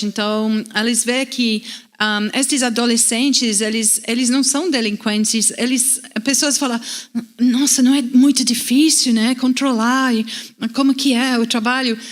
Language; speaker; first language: Portuguese; non-native, fluent; English